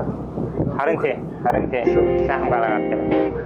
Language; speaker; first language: Mongolian; non-native, learner; Vietnamese